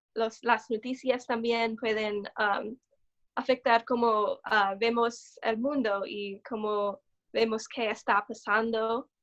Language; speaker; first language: Spanish; non-native, learner; English